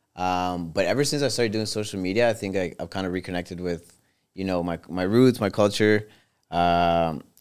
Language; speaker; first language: English; early bilingual, other home language; Spanish